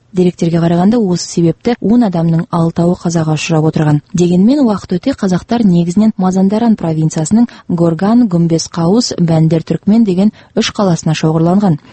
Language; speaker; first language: Kazakh; native; Kazakh